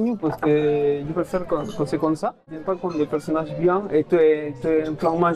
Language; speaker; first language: French; non-native, fluent; Spanish